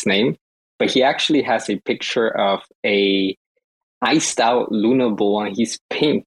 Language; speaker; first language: English; native; English